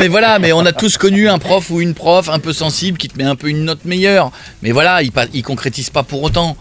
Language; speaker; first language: French; native; French